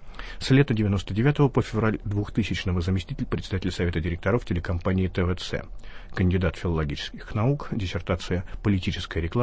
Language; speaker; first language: Russian; native; Russian